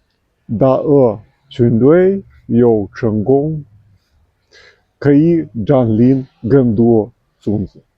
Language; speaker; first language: Chinese; non-native, fluent; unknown